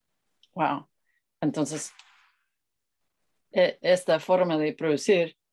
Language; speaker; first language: Spanish; non-native, fluent; English